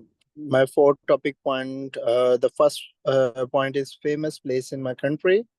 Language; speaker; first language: English; non-native, learner; Urdu